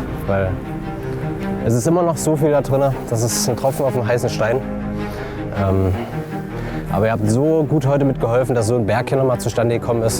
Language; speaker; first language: German; native; German